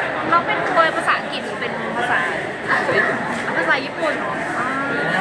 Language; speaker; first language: Thai; native; Thai